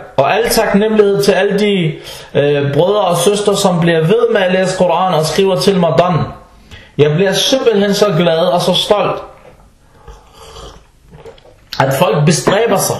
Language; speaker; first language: Danish; non-native, fluent; Arabic